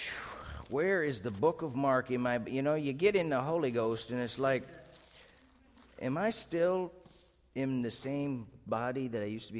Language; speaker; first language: English; native; English